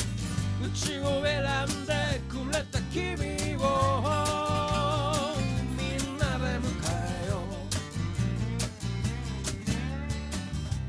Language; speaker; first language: Japanese; native; Japanese